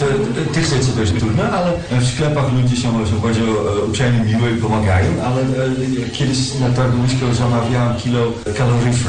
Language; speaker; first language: Polish; non-native, learner; Dutch